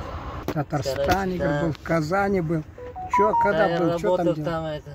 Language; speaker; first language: Russian; native; Russian